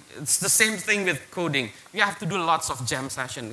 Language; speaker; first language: English; non-native, fluent; Indonesian